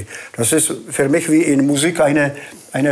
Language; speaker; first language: German; non-native, fluent; Czech